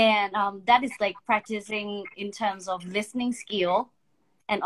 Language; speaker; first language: English; non-native, fluent; Thai